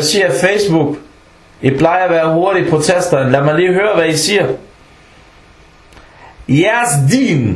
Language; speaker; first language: Danish; non-native, local second language; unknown